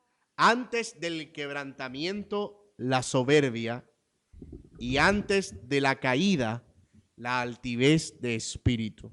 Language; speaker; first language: Spanish; native; Spanish